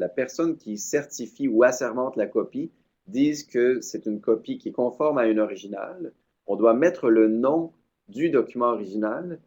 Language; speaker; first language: French; native; French